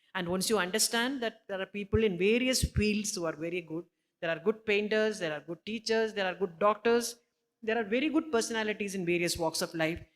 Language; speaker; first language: English; non-native, local second language; Malayalam